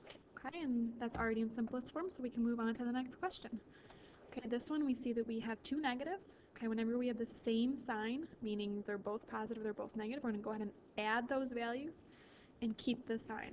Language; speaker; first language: English; native; English